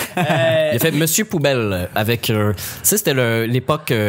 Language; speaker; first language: French; native; French